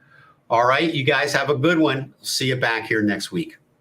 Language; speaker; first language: English; native; English